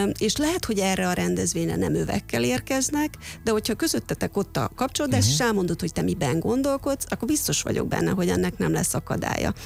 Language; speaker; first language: Hungarian; native; Hungarian